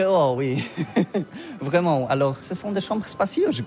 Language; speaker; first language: French; non-native, learner; Polish